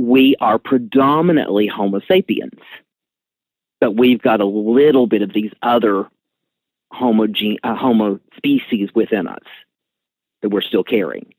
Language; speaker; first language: English; native; English